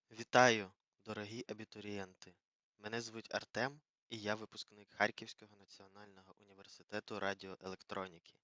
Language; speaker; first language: Ukrainian; native; Ukrainian